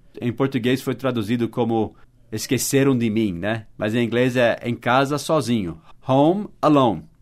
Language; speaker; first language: Portuguese; non-native, fluent; English